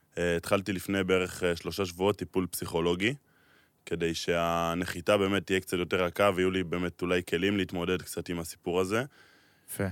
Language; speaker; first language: Hebrew; native; Hebrew